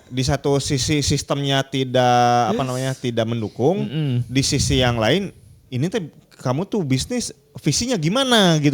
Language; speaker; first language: Indonesian; native; Indonesian